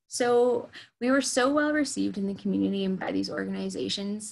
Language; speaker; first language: English; native; English